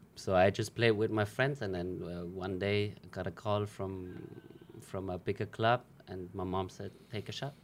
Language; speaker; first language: English; non-native, fluent; German